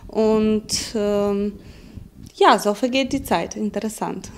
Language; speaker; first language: German; non-native, fluent; Ukrainian